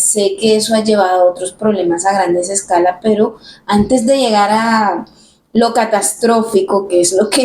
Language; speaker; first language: Spanish; native; Spanish